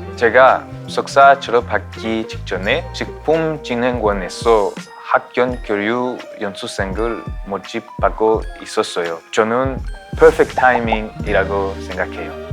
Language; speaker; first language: Korean; non-native, fluent; Rundi